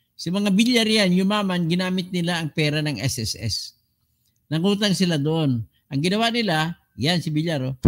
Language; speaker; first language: Filipino; non-native, local second language; Cebuano